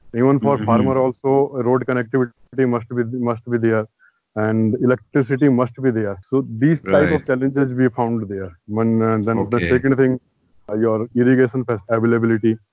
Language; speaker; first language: English; non-native, local second language; Hindi